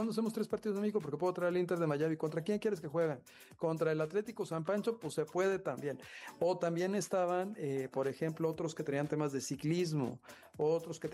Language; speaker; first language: Spanish; native; Spanish